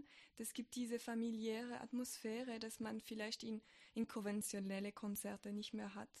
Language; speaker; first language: German; non-native, fluent; French